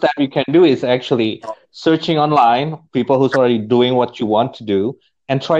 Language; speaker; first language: English; non-native, fluent; Indonesian